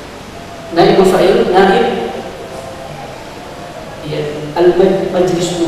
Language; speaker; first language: Arabic; non-native, fluent; Indonesian